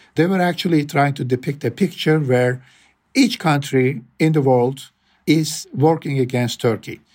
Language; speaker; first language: English; non-native, fluent; Turkish